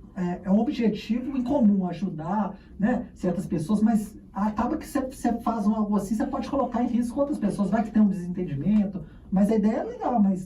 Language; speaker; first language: Portuguese; native; Portuguese